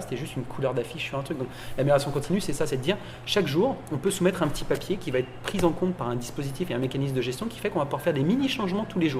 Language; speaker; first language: French; native; French